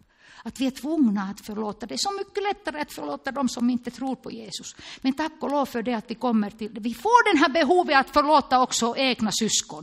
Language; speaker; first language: Swedish; non-native, local second language; Finnish